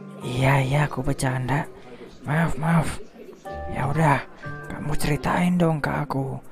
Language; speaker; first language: Indonesian; native; Indonesian